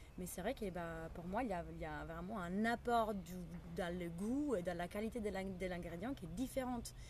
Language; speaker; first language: French; non-native, fluent; Italian